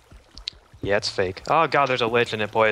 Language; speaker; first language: English; native; English